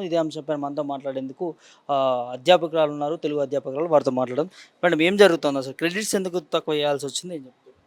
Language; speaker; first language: Telugu; native; Telugu